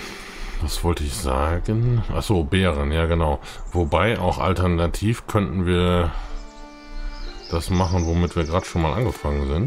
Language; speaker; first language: German; native; German